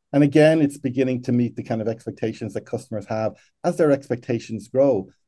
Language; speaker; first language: English; native; English